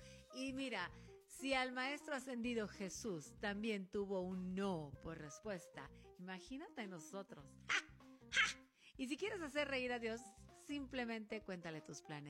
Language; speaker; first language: Spanish; native; Spanish